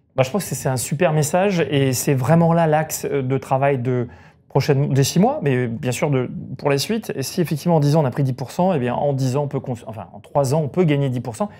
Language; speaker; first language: French; native; French